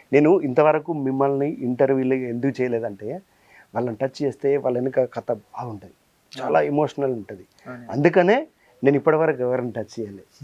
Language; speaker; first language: Telugu; native; Telugu